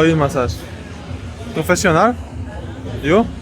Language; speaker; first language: English; non-native, learner; Polish